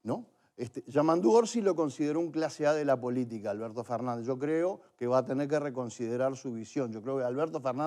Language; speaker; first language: Spanish; native; Spanish